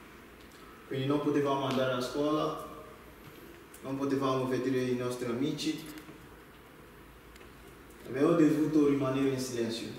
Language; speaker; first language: Italian; non-native, learner; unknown